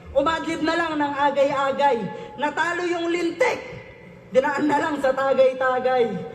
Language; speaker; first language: Filipino; native; Filipino